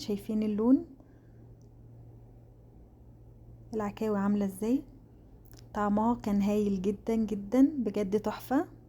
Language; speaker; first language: Arabic; native; Arabic